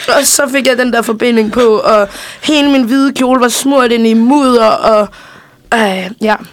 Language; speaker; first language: Danish; early bilingual, other home language; Spanish